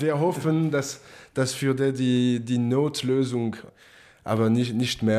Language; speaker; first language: German; non-native, local second language; French